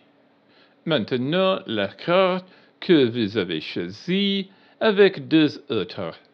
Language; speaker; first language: French; non-native, learner; English